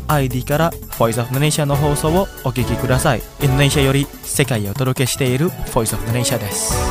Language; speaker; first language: Japanese; non-native, fluent; Indonesian